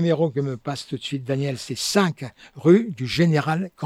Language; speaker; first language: French; native; French